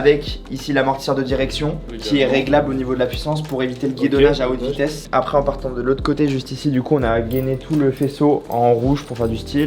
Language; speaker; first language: French; native; French